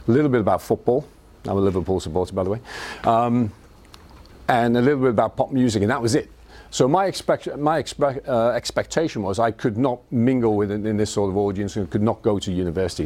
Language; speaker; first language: English; native; English